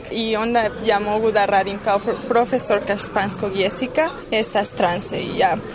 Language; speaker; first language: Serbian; non-native, learner; Spanish